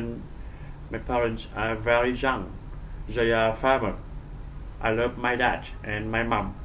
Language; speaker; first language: English; non-native, learner; Vietnamese